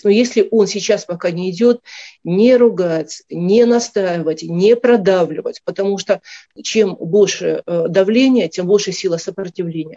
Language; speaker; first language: Russian; native; Russian